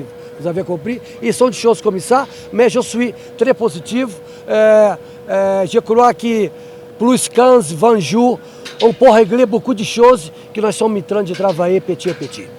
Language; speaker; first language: French; non-native, learner; Portuguese